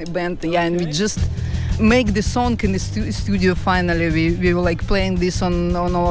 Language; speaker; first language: English; non-native, fluent; Russian